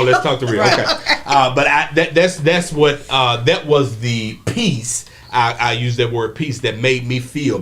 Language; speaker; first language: English; native; English